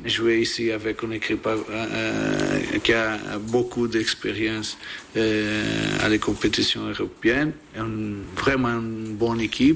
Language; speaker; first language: French; non-native, learner; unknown